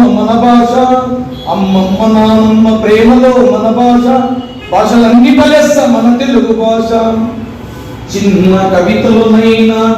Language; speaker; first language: Telugu; native; Telugu